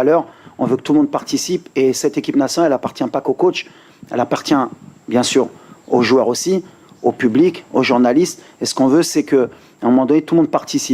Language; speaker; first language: French; native; French